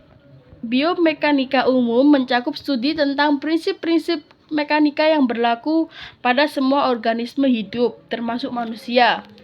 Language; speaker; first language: Indonesian; native; Indonesian